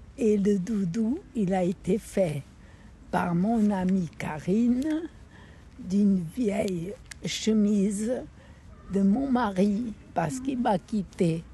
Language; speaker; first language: French; non-native, fluent; Portuguese